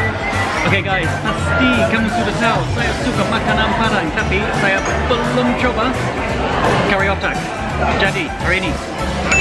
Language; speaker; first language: Indonesian; non-native, learner; English